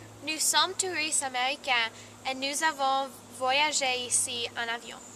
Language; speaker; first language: French; non-native, learner; English